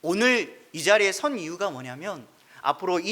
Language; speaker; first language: Korean; native; Korean